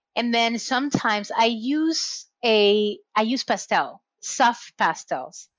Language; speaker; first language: English; non-native, fluent; Spanish